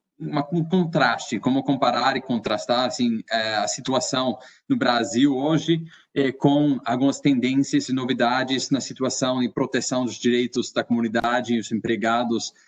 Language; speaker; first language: Portuguese; non-native, fluent; English